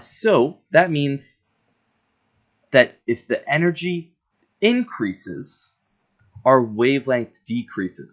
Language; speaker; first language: English; native; English